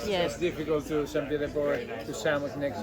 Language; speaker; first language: English; non-native, learner; Spanish